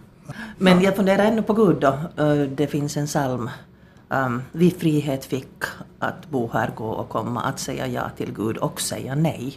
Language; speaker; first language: Swedish; native; Swedish